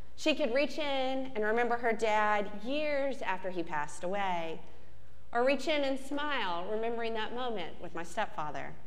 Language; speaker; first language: English; native; English